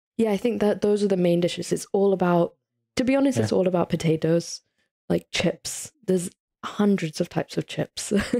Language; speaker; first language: English; early bilingual, other home language; Hindi